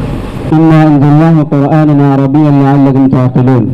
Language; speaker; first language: Arabic; non-native, learner; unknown